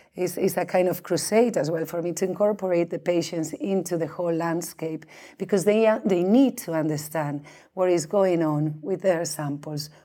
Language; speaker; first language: English; non-native, fluent; Spanish